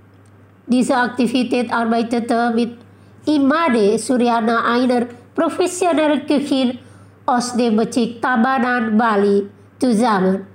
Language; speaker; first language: German; non-native, learner; Indonesian